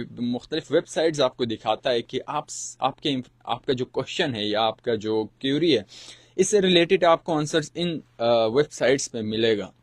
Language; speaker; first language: Urdu; non-native, local second language; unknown